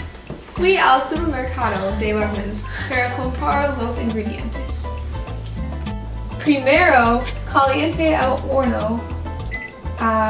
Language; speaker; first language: Spanish; non-native, learner; English